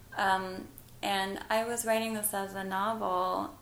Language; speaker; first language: English; native; English